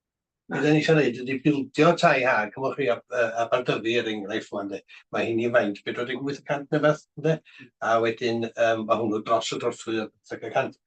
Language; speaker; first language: Welsh; native; Welsh